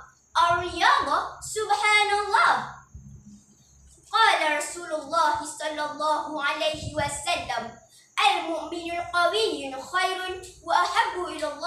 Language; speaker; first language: Arabic; non-native, learner; Malay